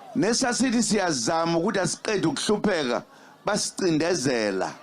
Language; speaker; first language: Zulu; native; Zulu